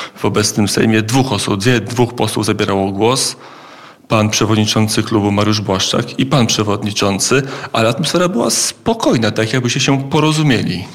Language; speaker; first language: Polish; native; Polish